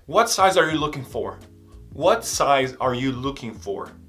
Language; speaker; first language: English; non-native, fluent; Portuguese